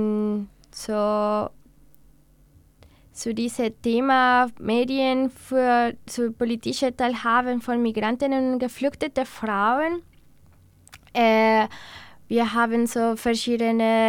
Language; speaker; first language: German; non-native, learner; Spanish